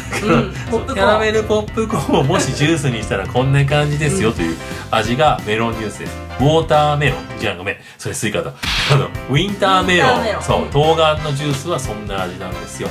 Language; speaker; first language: Japanese; native; Japanese